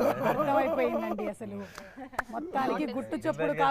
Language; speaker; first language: Telugu; native; Telugu